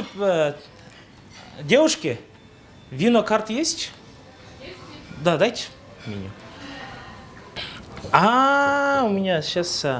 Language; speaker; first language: Russian; non-native, local second language; Kyrgyz